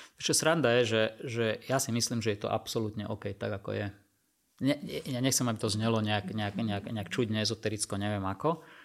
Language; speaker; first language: Slovak; non-native, local second language; Hungarian